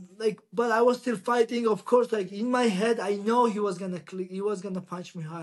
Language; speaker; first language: English; non-native, learner; Georgian